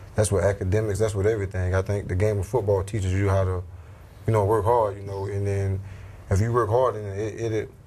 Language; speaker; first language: English; native; English